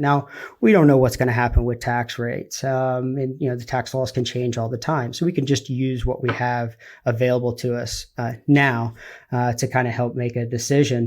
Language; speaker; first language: English; native; English